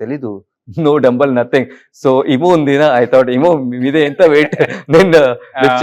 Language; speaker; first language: Telugu; non-native, learner; Hindi